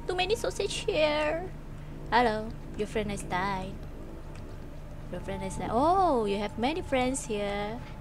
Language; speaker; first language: English; non-native, local second language; Malay